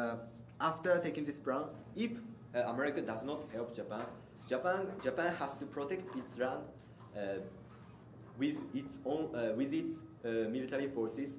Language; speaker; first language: English; non-native, fluent; Japanese